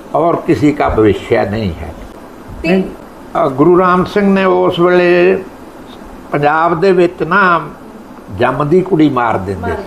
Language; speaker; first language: Hindi; non-native, local second language; Punjabi